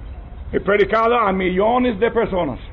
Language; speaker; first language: Spanish; non-native, fluent; English